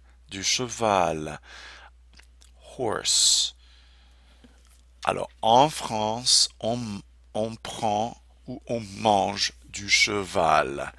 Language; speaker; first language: French; non-native, fluent; English